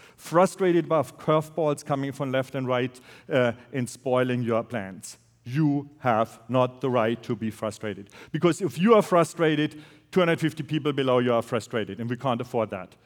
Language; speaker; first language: English; non-native, fluent; German